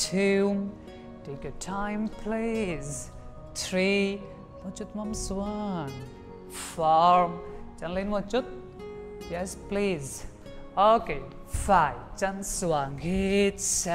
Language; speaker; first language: Vietnamese; non-native, learner; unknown